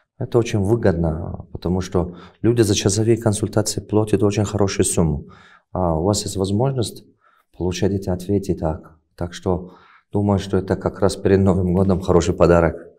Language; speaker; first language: Russian; non-native, local second language; Tajik